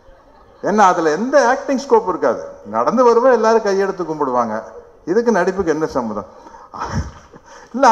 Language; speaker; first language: Tamil; native; Tamil